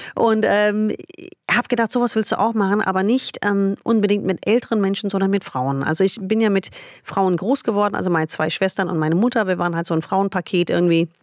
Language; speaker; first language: German; non-native, fluent; English